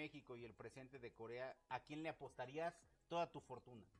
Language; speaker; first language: Spanish; native; Spanish